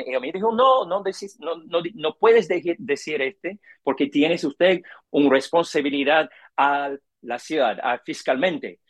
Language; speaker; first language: Spanish; non-native, learner; English